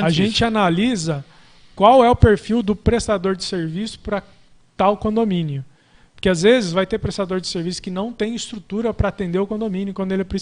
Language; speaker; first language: Portuguese; native; Portuguese